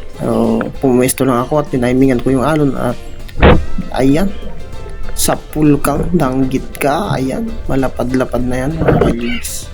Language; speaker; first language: Filipino; non-native, local second language; Pangasinan